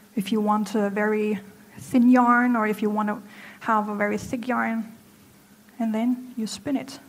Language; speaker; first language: English; non-native, fluent; German